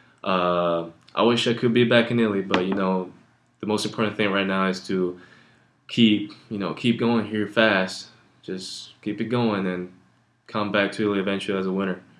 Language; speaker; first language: English; non-native, fluent; Italian